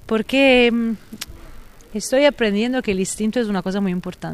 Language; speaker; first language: Spanish; non-native, fluent; Italian